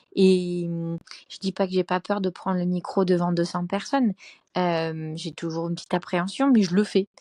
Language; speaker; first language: French; native; French